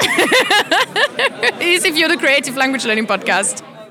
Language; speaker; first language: English; non-native, fluent; German